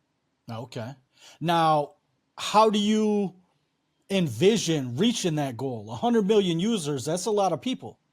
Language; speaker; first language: English; native; English